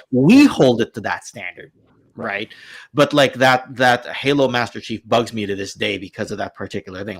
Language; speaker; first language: English; native; English